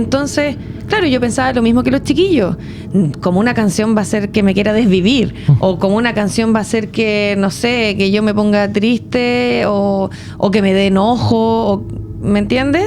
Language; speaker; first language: Spanish; native; Spanish